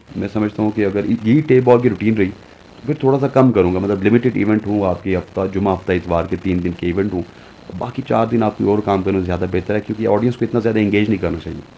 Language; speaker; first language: Urdu; non-native, local second language; Punjabi